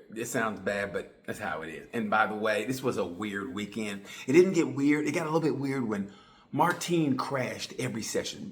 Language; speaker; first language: English; native; English